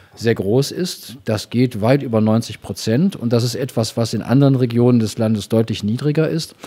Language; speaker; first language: German; native; German